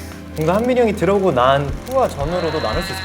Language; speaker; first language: Korean; native; Korean